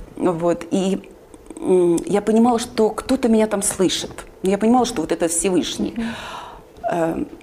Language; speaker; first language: Russian; native; Russian